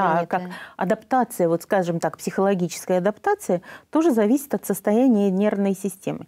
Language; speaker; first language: Russian; native; Russian